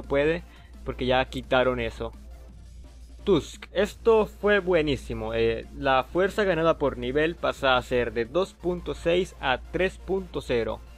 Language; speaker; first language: Spanish; native; Spanish